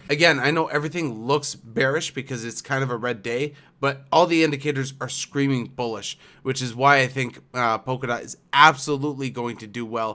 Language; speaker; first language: English; native; English